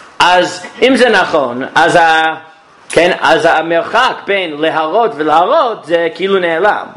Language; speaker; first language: Hebrew; non-native, fluent; English